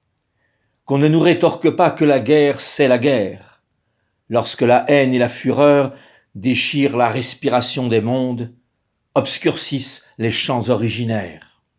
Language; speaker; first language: French; native; French